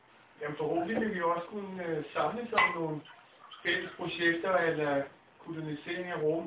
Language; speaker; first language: Danish; native; Danish